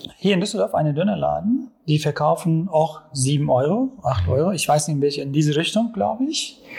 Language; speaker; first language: German; non-native, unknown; Turkish